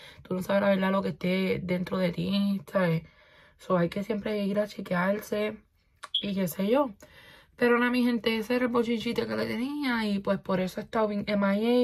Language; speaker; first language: Spanish; early bilingual, heritage; Spanish